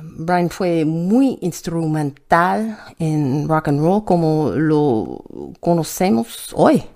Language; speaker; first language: Spanish; non-native, learner; English